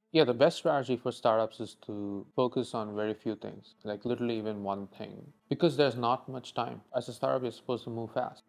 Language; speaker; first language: English; non-native, local second language; Tamil